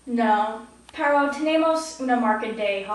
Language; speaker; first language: Spanish; non-native, learner; English